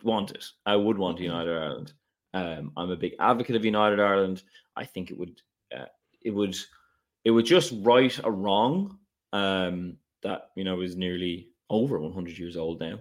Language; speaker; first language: English; native; English